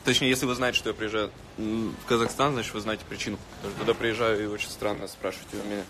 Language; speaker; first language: Russian; native; Russian